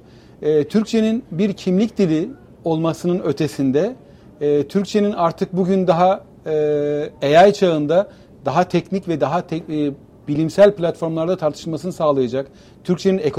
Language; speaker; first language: Turkish; native; Turkish